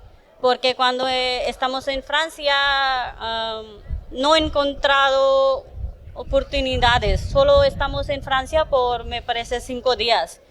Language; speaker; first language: Spanish; non-native, learner; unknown